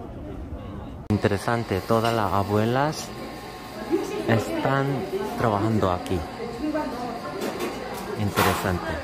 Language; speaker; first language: Spanish; non-native, fluent; Korean